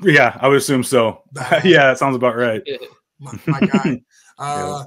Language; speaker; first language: English; native; English